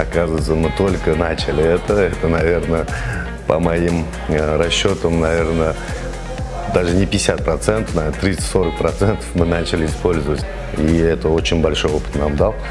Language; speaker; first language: Russian; non-native, local second language; Uzbek